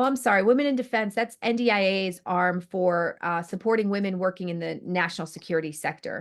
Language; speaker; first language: English; native; English